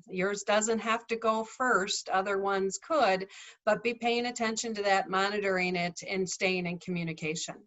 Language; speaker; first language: English; native; English